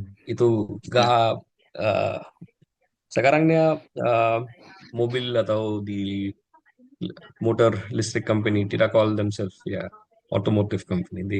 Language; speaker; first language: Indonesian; non-native, learner; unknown